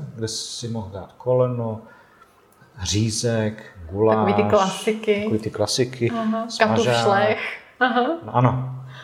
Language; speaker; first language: Czech; non-native, fluent; Bosnian